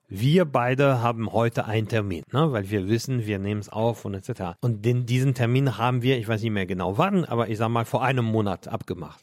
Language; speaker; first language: German; non-native, fluent; French